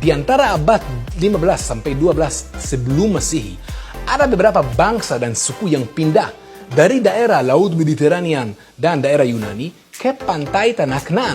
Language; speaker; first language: Indonesian; non-native, fluent; Hebrew